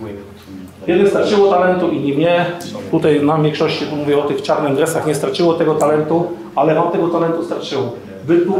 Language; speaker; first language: Polish; native; Polish